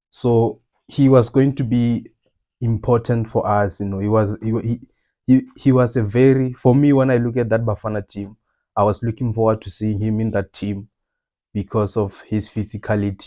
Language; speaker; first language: English; non-native, local second language; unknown